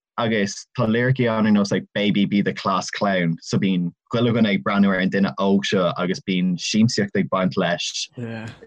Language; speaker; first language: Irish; non-native, local second language; English